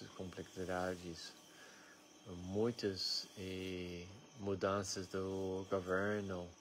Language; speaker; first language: Portuguese; non-native, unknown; English